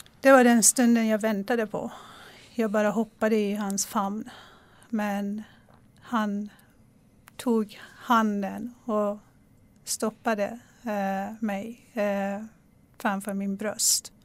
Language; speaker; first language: Swedish; non-native, fluent; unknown